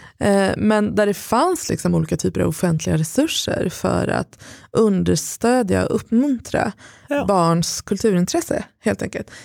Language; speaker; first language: Swedish; early bilingual, other home language; Persian